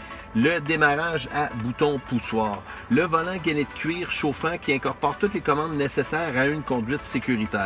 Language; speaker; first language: French; native; French